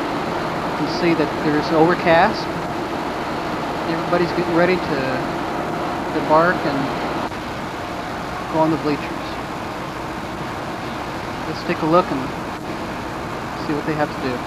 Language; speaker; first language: English; native; English